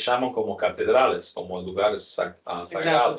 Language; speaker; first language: Spanish; non-native, learner; English